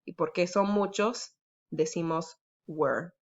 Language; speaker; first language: Spanish; early bilingual, heritage; Spanish